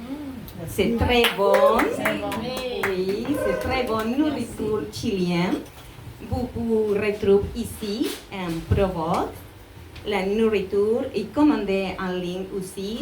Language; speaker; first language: French; non-native, learner; Spanish